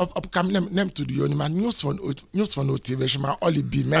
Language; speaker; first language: Hungarian; non-native, fluent; Yoruba